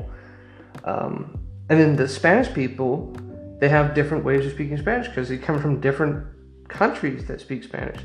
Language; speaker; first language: English; native; English